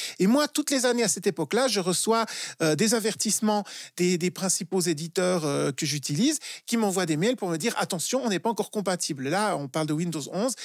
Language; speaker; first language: French; native; French